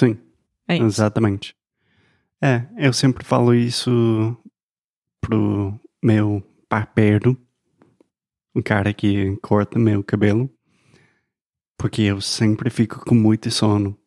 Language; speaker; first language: Portuguese; non-native, fluent; English